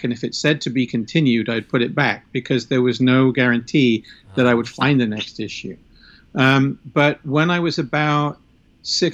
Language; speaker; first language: English; native; English